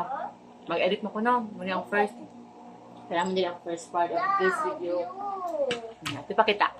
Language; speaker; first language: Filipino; non-native, local second language; Cebuano